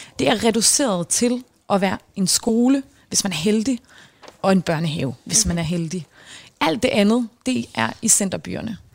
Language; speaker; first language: Danish; native; Danish